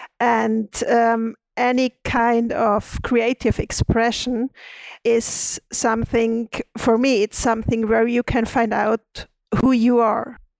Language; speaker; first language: English; non-native, fluent; German